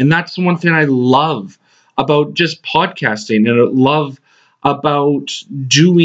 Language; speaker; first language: English; native; English